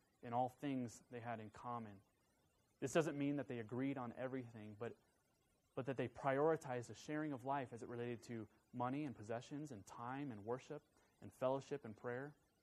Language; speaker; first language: English; native; English